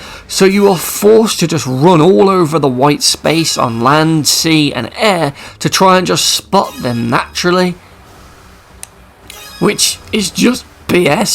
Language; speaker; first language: English; native; English